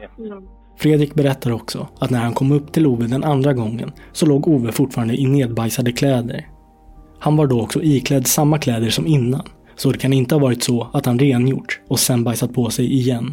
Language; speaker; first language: Swedish; native; Swedish